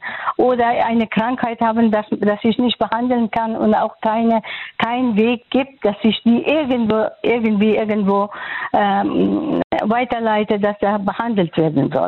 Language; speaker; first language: German; non-native, fluent; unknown